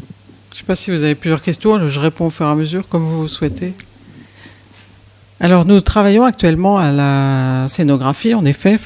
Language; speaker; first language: French; native; French